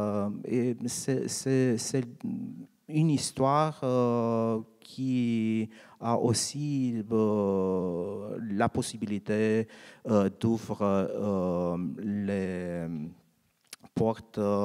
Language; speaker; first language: French; non-native, learner; Romanian